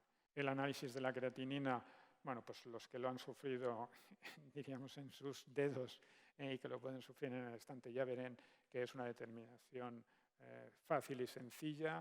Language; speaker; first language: Spanish; native; Spanish